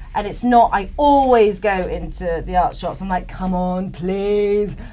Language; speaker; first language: English; native; English